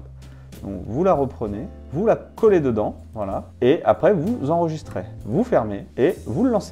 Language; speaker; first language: French; native; French